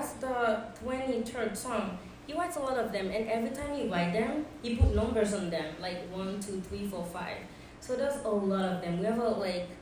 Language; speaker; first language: English; non-native, fluent; Haitian Creole